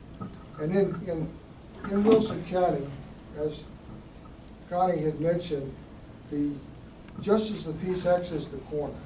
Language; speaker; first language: English; native; English